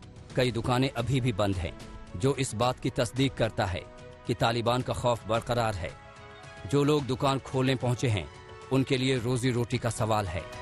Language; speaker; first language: Hindi; native; Hindi